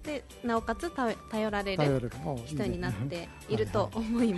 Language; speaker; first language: Japanese; native; Japanese